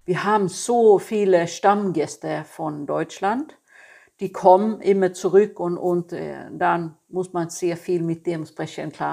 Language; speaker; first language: German; non-native, fluent; Swedish